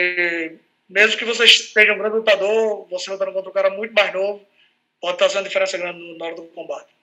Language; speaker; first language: Portuguese; native; Portuguese